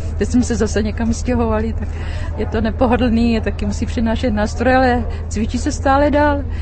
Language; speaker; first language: Czech; native; Czech